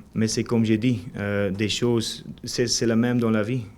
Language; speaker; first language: French; non-native, learner; Dutch